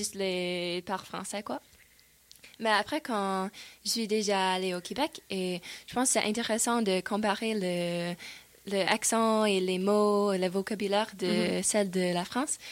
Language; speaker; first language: French; non-native, fluent; English